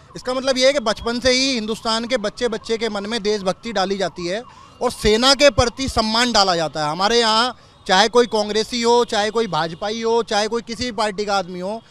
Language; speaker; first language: Hindi; native; Hindi